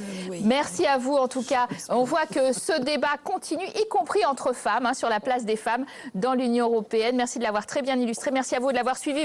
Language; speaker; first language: French; native; French